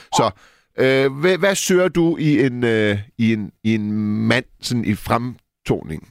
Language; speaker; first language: Danish; native; Danish